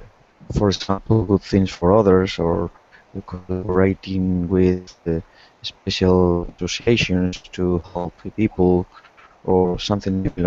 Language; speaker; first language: English; non-native, learner; Spanish